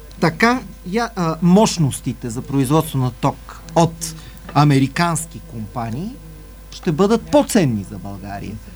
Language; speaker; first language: Bulgarian; native; Bulgarian